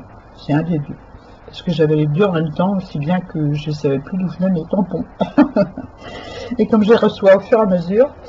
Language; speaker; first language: French; native; French